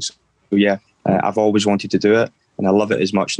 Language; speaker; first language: English; native; English